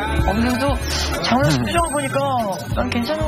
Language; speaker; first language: Korean; native; Korean